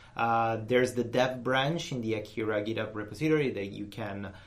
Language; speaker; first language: English; non-native, fluent; Italian